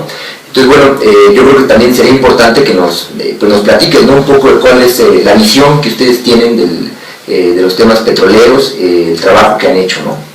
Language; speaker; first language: Spanish; native; Spanish